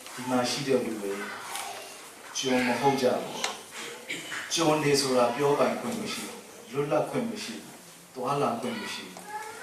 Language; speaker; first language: Burmese; non-native, local second language; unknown